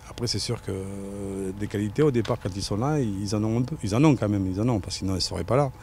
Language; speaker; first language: French; native; French